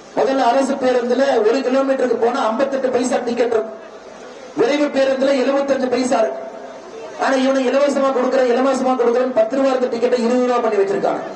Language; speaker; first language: Tamil; native; Tamil